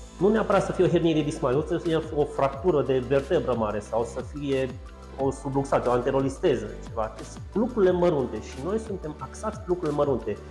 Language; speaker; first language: Romanian; non-native, local second language; Hungarian